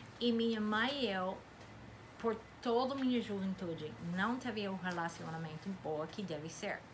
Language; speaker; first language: Portuguese; non-native, fluent; English